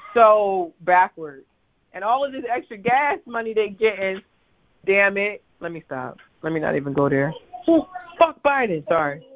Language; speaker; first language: English; early bilingual, other home language; Krio